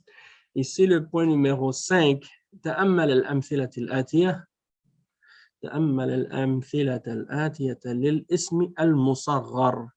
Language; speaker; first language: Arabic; non-native, fluent; French